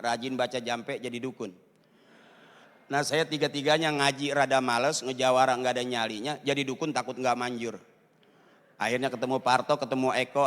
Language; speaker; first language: Malay; native; Malay